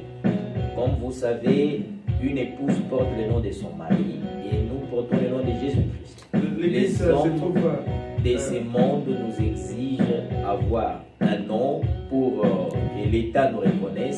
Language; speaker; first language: French; non-native, local second language; Lingala